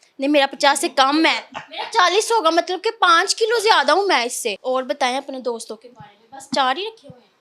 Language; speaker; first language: Urdu; non-native, local second language; Punjabi